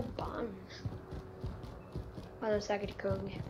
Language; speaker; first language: Swedish; early bilingual, other home language; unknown